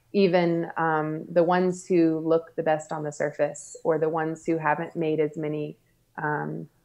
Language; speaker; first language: English; native; English